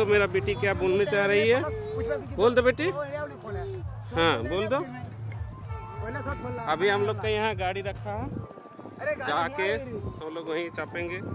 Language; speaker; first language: Hindi; non-native, local second language; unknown